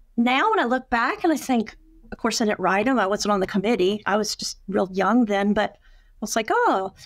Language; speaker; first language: English; native; English